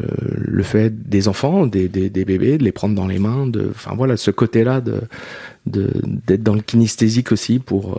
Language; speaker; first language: French; native; French